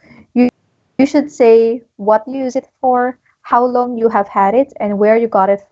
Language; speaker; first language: English; non-native, local second language; Filipino